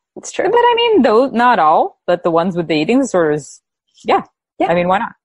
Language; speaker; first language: English; native; English